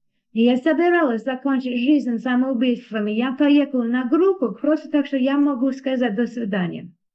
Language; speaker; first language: Russian; non-native, learner; English